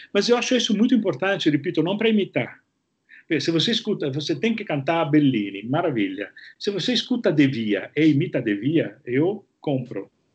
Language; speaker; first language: Portuguese; non-native, fluent; Italian